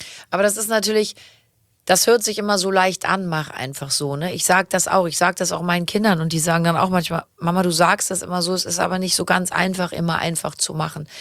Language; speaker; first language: German; native; German